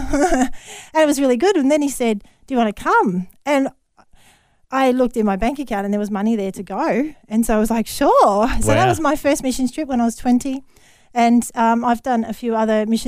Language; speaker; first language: English; native; English